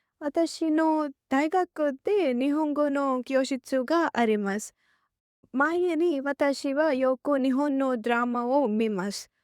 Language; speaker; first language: Japanese; non-native, learner; Telugu